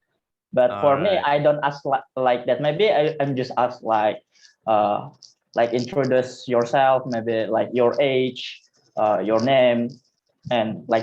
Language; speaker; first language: English; non-native, learner; Indonesian